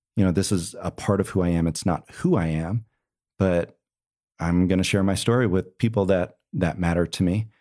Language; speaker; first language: English; native; English